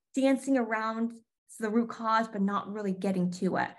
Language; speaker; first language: English; native; English